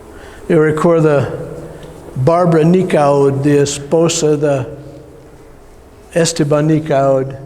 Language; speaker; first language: Spanish; non-native, learner; English